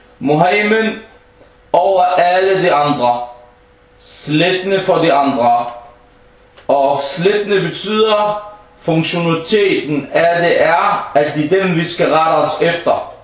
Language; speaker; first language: Danish; non-native, fluent; Arabic